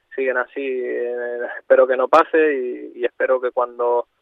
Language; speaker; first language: Spanish; native; Spanish